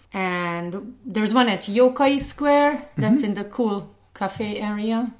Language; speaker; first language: English; non-native, fluent; Hungarian